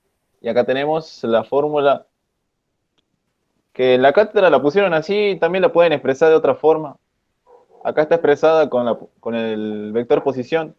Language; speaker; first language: Spanish; native; Spanish